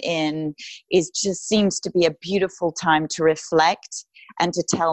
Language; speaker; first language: English; native; English